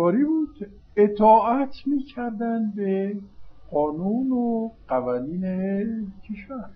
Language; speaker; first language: Persian; non-native, fluent; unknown